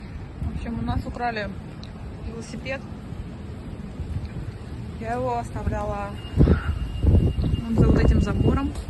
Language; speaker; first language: Russian; native; Russian